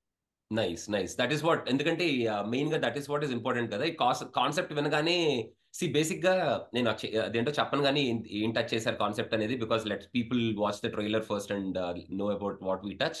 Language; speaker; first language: Telugu; native; Telugu